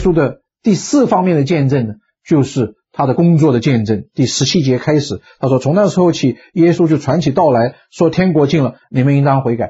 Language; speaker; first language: Chinese; native; Chinese